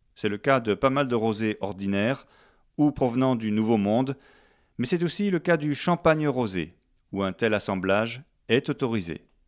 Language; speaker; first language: French; native; French